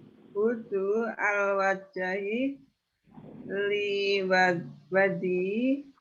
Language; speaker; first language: Arabic; non-native, learner; Indonesian